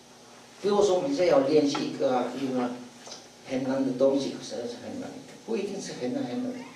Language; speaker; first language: Chinese; non-native, fluent; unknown